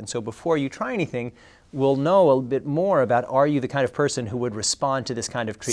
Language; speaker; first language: English; native; English